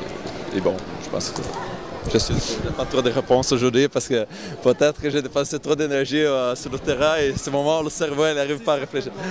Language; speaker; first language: French; non-native, fluent; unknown